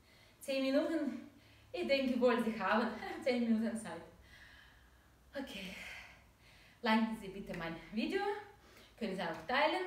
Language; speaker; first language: German; non-native, learner; Russian